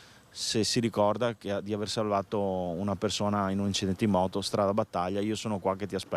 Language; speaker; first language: Italian; non-native, learner; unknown